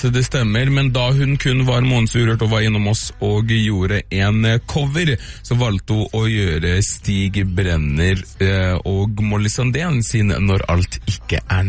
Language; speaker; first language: Norwegian; native; Norwegian